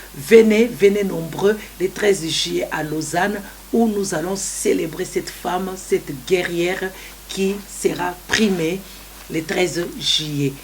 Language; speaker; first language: French; non-native, local second language; Lingala